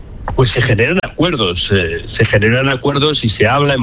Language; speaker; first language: Spanish; native; Spanish